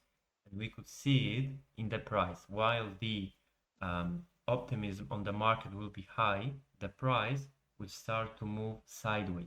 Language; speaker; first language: English; non-native, fluent; Polish